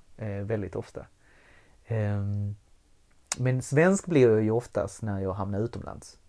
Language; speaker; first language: Swedish; early bilingual, other home language; Spanish